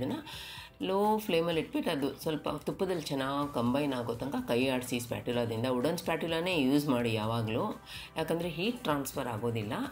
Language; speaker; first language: Kannada; non-native, local second language; Konkani